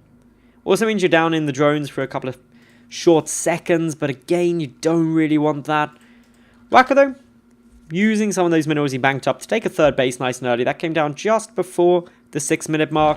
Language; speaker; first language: English; native; English